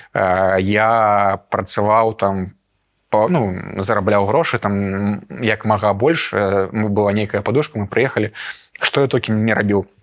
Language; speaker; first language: Belarusian; non-native, local second language; Russian